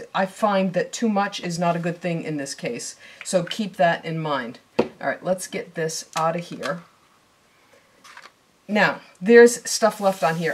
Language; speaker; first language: English; native; English